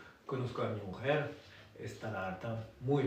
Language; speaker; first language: Spanish; non-native, learner; French